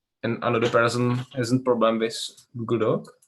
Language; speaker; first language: English; non-native, learner; Czech